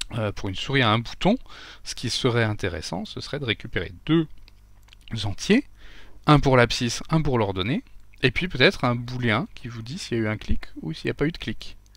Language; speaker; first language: French; native; French